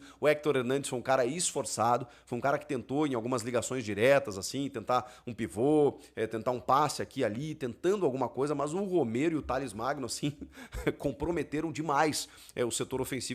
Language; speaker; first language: Portuguese; native; Portuguese